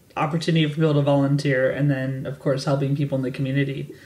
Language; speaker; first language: English; native; English